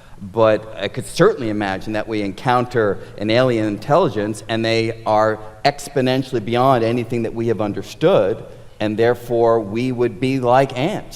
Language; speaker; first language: English; native; English